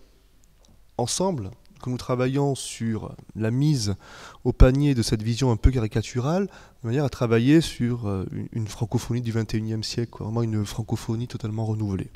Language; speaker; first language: French; native; French